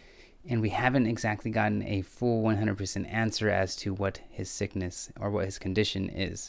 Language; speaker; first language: English; native; English